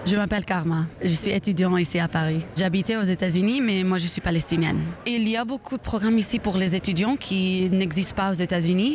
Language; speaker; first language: French; non-native, learner; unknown